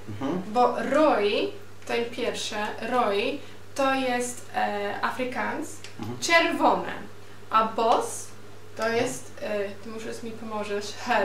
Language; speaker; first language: Polish; non-native, learner; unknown